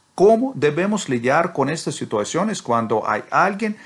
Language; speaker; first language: Spanish; non-native, fluent; Russian